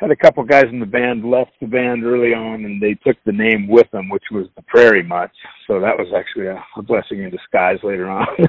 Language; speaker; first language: English; native; English